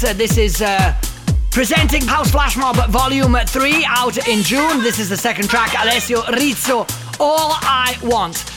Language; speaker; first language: English; non-native, fluent; Italian